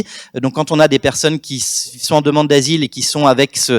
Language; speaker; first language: French; native; French